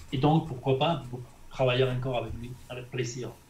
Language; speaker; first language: French; non-native, fluent; Spanish